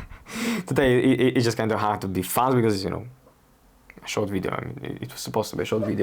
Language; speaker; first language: English; non-native, fluent; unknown